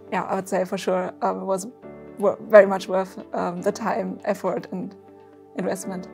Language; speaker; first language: English; non-native, fluent; German